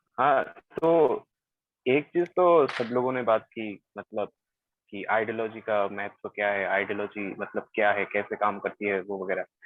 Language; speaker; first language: Hindi; non-native, local second language; Bangla